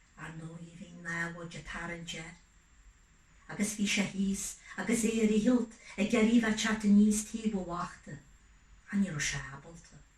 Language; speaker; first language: Irish; native; Irish